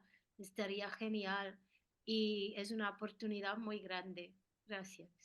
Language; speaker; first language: Spanish; non-native, fluent; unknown